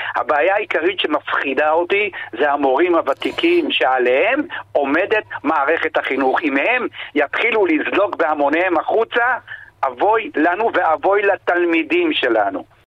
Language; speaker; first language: Hebrew; native; Hebrew